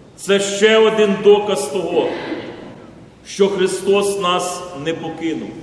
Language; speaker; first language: Ukrainian; native; Ukrainian